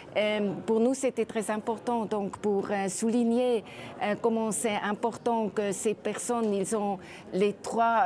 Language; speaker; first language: French; non-native, local second language; German